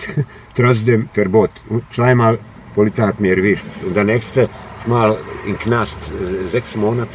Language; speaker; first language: German; non-native, learner; Croatian